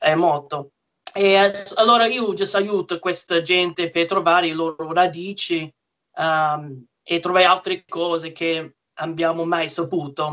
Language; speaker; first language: Italian; early bilingual, heritage; English